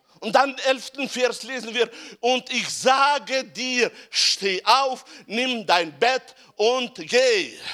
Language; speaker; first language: German; non-native, fluent; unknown